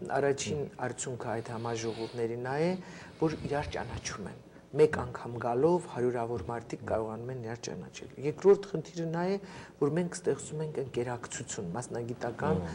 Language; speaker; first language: Armenian; native; Armenian